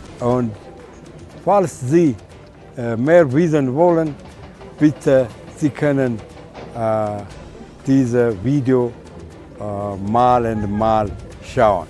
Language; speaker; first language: German; non-native, fluent; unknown